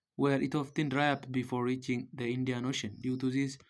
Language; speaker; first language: English; non-native, local second language; Amharic